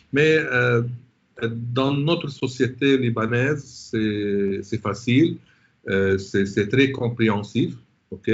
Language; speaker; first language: French; non-native, local second language; Arabic